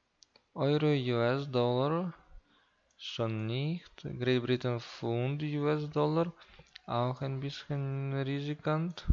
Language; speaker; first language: German; non-native, learner; Russian